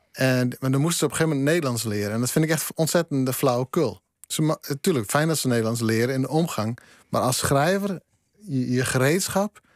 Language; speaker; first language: Dutch; non-native, local second language; Western Frisian